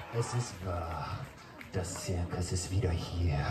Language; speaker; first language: German; non-native, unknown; Swedish